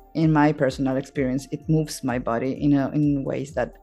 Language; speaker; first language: English; non-native, fluent; Spanish